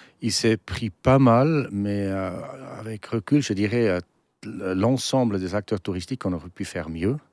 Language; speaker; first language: French; non-native, local second language; German